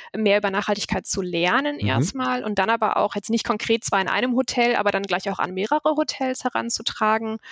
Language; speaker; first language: German; native; German